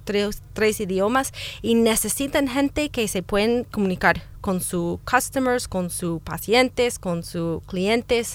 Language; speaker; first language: Spanish; non-native, fluent; English